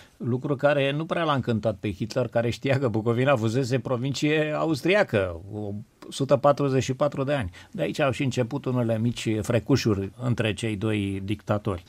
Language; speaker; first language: Romanian; native; Romanian